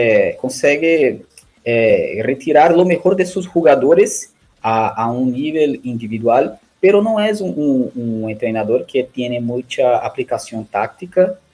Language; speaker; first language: Spanish; non-native, learner; Portuguese